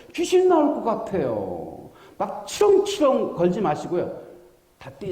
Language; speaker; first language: Korean; native; Korean